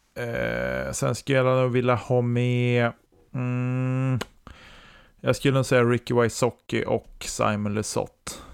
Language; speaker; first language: Swedish; native; Swedish